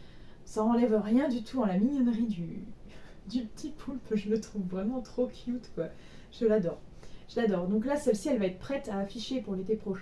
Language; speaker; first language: French; native; French